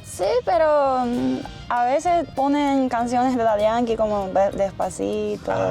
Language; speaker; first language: Spanish; non-native, fluent; Japanese